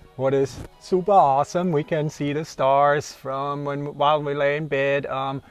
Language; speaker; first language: English; non-native, fluent; German